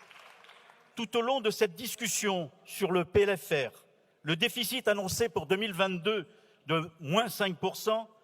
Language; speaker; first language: French; native; French